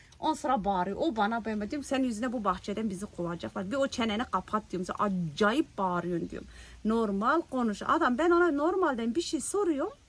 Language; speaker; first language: Turkish; early bilingual, heritage; Turkish